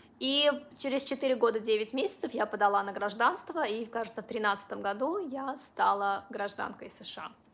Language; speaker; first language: Russian; non-native, local second language; Uzbek